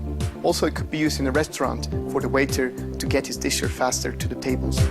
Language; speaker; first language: English; non-native, fluent; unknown